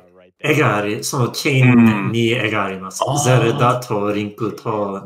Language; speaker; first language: Japanese; non-native, learner; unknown